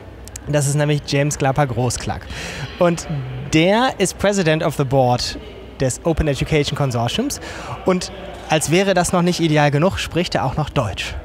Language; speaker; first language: German; native; German